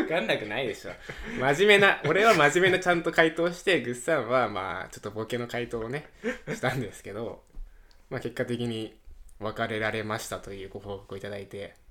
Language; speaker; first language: Japanese; native; Japanese